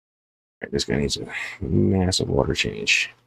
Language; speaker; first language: English; native; English